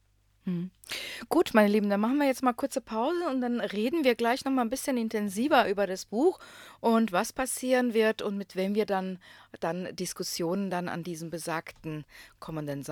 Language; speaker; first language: German; non-native, fluent; Croatian